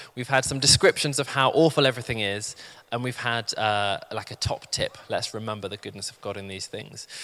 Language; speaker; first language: English; native; English